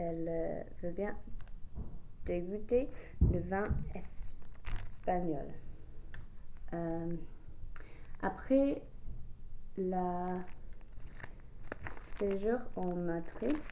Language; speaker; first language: French; non-native, learner; English